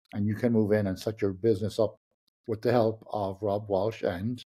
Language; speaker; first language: English; non-native, local second language; Irish